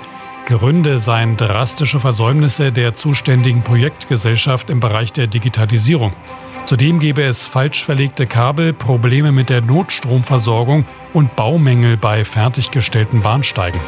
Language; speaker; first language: German; native; German